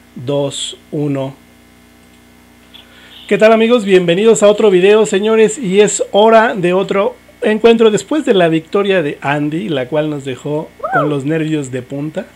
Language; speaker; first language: Spanish; native; Spanish